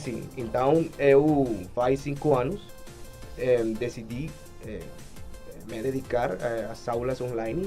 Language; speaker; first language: Portuguese; non-native, fluent; Spanish